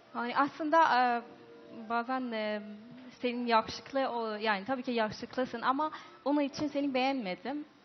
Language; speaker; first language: Turkish; non-native, learner; Persian